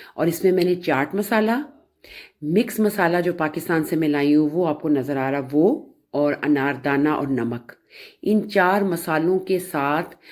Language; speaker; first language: Urdu; non-native, local second language; Punjabi